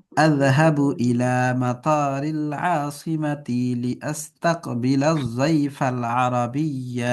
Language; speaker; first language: Arabic; non-native, fluent; Bangla